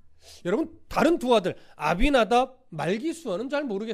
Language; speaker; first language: Korean; native; Korean